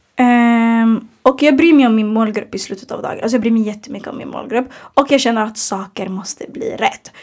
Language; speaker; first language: Swedish; early bilingual, other home language; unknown